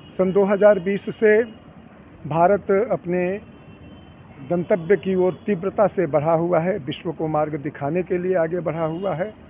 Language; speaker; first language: Hindi; native; Hindi